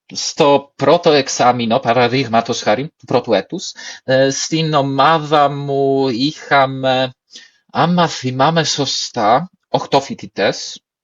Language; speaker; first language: Greek; non-native, fluent; Polish